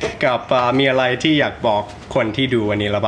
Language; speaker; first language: Thai; early bilingual, heritage; Thai